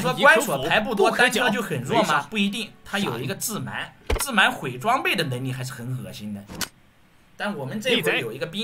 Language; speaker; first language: Chinese; native; Chinese